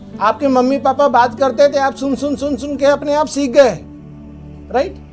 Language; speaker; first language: Hindi; non-native, local second language; Marathi